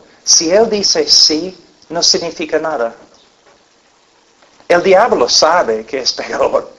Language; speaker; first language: Spanish; non-native, fluent; English